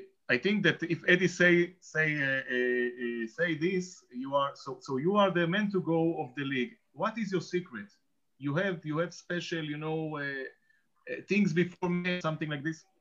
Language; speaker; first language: English; non-native, learner; Hebrew